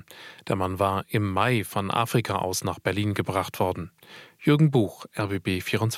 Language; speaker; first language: German; native; German